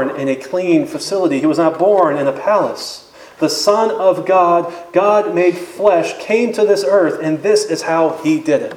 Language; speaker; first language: English; native; English